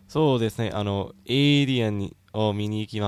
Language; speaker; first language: Japanese; non-native, learner; English